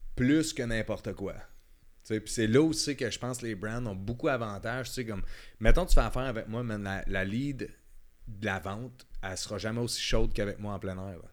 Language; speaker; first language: French; native; French